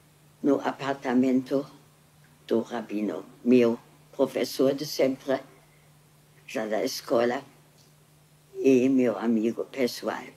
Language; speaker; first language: Portuguese; non-native, fluent; German